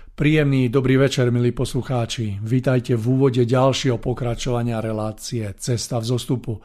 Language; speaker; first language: Slovak; native; Slovak